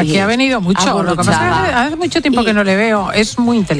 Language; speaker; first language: Spanish; native; Spanish